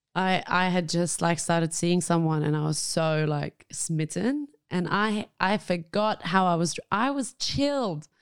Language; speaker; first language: English; non-native, fluent; Arabic